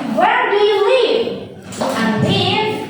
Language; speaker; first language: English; non-native, fluent; Indonesian